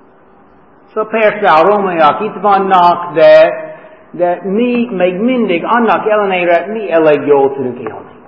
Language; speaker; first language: Hungarian; non-native, fluent; English